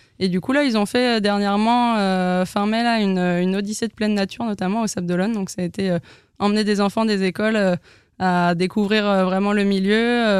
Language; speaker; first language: French; native; French